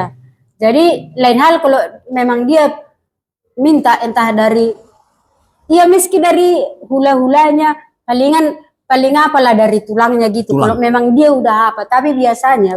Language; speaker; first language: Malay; non-native, local second language; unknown